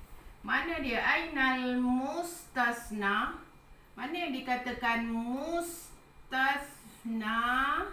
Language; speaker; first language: Arabic; non-native, fluent; Malay